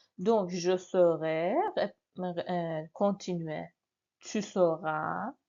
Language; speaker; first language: French; non-native, fluent; Persian